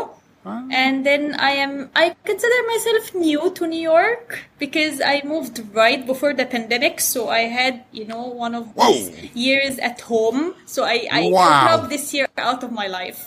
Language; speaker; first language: English; non-native, fluent; Arabic